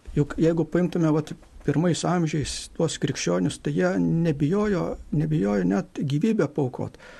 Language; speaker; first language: Lithuanian; native; Lithuanian